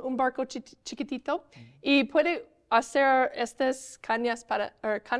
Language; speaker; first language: Spanish; non-native, learner; English